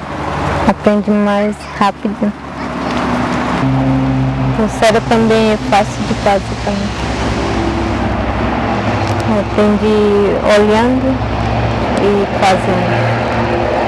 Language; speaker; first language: Portuguese; non-native, local second language; Guarani